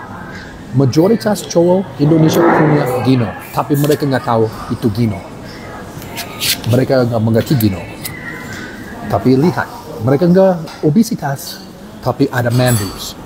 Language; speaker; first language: Indonesian; non-native, learner; English